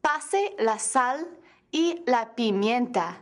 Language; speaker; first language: Spanish; non-native, fluent; English